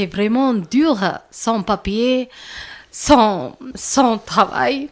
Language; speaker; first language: French; non-native, learner; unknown